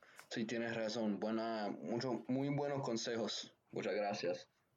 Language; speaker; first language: Spanish; non-native, learner; English